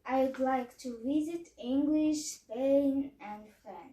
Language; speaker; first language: English; non-native, learner; Kazakh